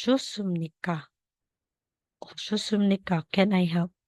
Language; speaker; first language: Korean; non-native, learner; Filipino